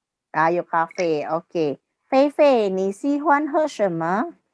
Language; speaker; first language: Chinese; non-native, fluent; Indonesian